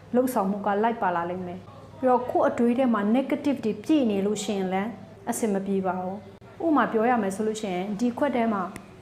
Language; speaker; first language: Burmese; non-native, local second language; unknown